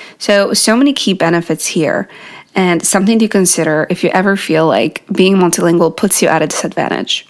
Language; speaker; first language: English; non-native, fluent; Polish